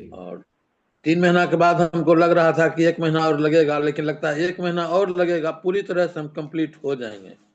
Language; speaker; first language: Hindi; native; Hindi